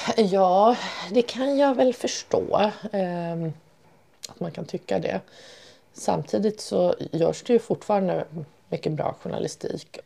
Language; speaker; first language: Swedish; early bilingual, other home language; Persian